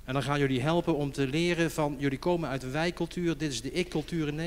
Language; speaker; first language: Dutch; native; Dutch